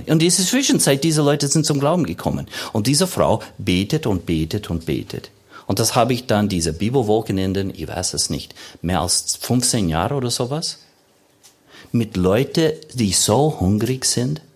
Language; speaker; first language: German; non-native, fluent; English